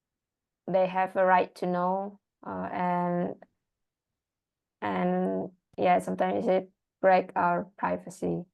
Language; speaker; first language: English; non-native, learner; Indonesian